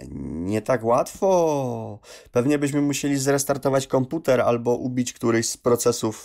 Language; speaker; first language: Polish; native; Polish